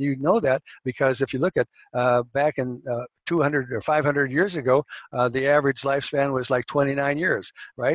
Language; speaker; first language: English; native; English